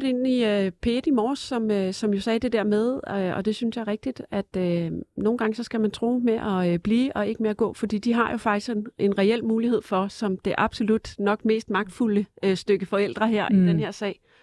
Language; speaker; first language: Danish; native; Danish